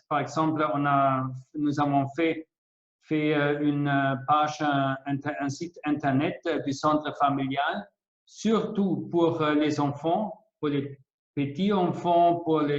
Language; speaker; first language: French; non-native, fluent; German